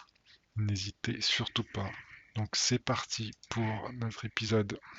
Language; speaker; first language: French; native; French